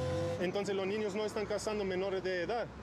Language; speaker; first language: Spanish; early bilingual, heritage; English